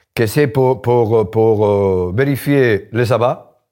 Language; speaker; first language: French; non-native, fluent; Spanish